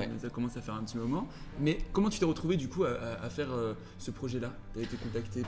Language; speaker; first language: French; native; French